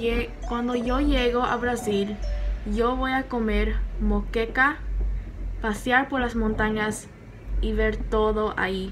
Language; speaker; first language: Spanish; non-native, learner; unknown